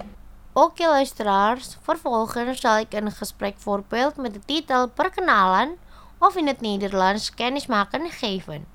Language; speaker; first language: Dutch; non-native, fluent; Indonesian